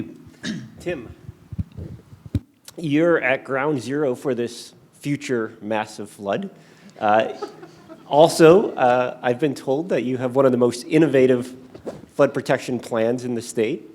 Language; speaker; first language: English; native; English